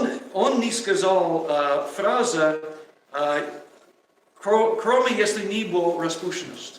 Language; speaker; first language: Russian; non-native, learner; English